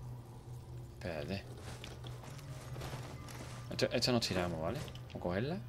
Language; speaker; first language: Spanish; native; Spanish